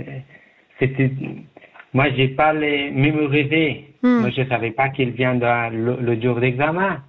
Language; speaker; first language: French; non-native, learner; Persian